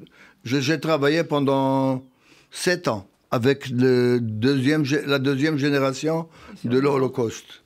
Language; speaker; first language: French; non-native, fluent; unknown